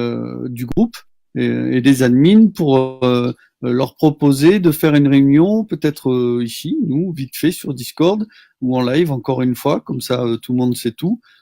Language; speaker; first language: French; native; French